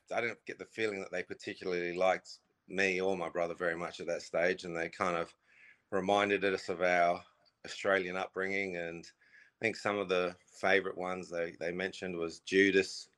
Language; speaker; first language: English; native; English